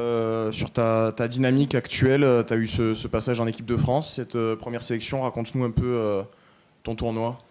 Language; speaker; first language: French; native; French